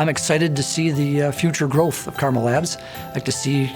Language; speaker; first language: English; native; English